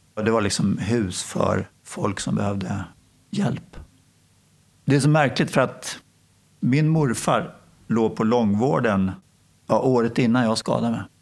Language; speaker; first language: Swedish; native; Swedish